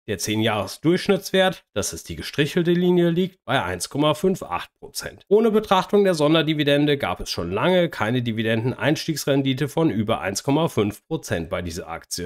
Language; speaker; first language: German; native; German